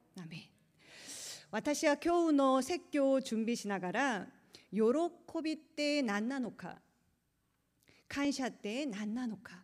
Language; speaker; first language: Japanese; non-native, learner; Korean